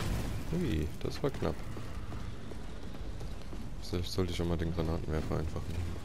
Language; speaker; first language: German; native; German